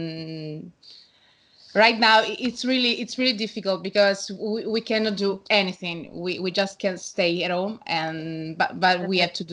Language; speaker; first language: English; non-native, learner; Italian